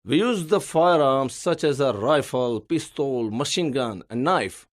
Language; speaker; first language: English; non-native, local second language; Gujarati